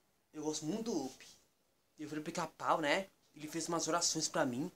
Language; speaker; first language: Portuguese; native; Portuguese